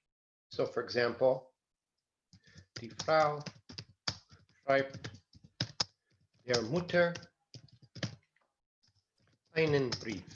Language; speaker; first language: German; non-native, fluent; English